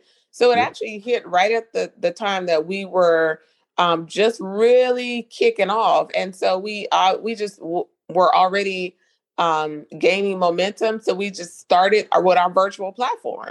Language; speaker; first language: English; native; English